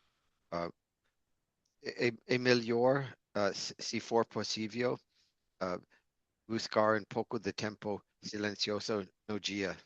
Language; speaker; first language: Portuguese; non-native, learner; English